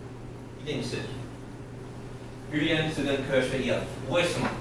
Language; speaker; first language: Chinese; non-native, learner; English